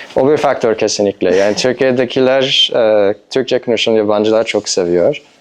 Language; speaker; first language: Turkish; non-native, fluent; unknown